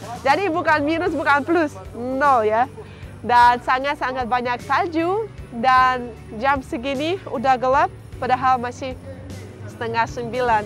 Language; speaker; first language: Indonesian; non-native, fluent; Russian